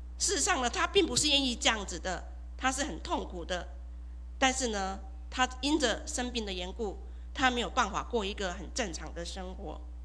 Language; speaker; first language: Chinese; native; Chinese